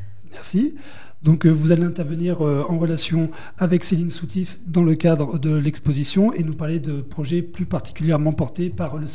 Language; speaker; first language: French; native; French